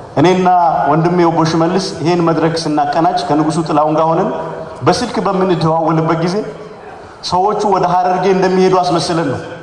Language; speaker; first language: Amharic; non-native, local second language; Oromo